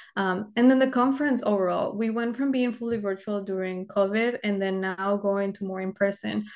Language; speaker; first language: English; early bilingual, other home language; Spanish